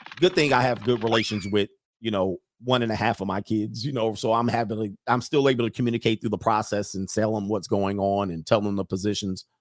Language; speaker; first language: English; native; English